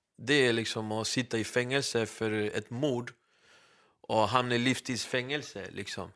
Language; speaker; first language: Swedish; early bilingual, other home language; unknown